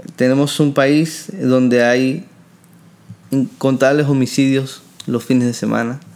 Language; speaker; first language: Spanish; native; Spanish